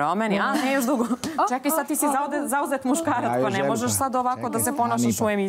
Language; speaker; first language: Serbian; native; Serbian